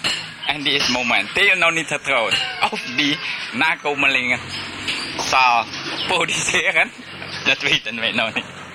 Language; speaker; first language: Dutch; early bilingual, heritage; Dutch